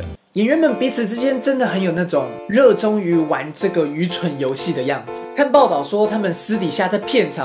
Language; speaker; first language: Chinese; native; Chinese